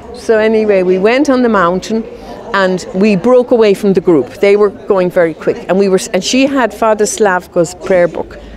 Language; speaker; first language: English; native; English